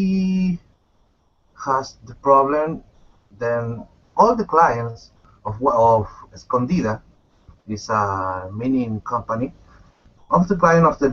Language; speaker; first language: English; non-native, learner; Spanish